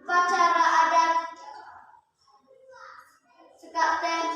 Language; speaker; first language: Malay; non-native, local second language; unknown